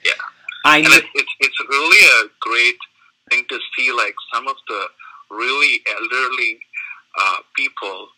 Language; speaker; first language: English; non-native, local second language; Malayalam